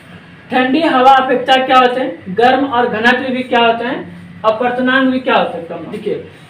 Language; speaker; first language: Hindi; native; Hindi